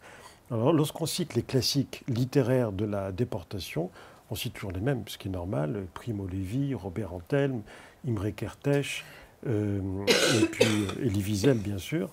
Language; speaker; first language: French; native; French